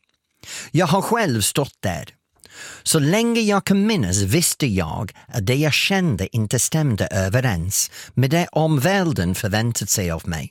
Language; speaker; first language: Swedish; non-native, fluent; English